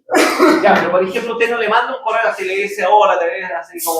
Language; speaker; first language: Spanish; native; Spanish